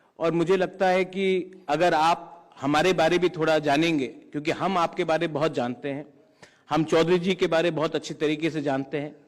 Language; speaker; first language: Hindi; non-native, local second language; Kok Borok